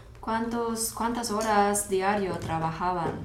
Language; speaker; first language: Spanish; non-native, fluent; English